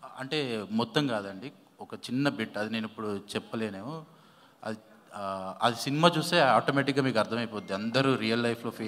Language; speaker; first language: Telugu; native; Telugu